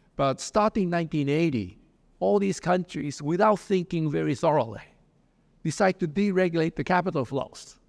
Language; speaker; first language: English; early bilingual, other home language; Japanese